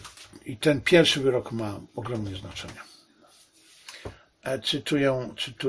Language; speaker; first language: Polish; native; Polish